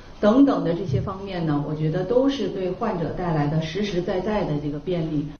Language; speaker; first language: Chinese; native; Chinese